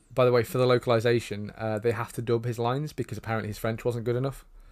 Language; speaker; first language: English; native; English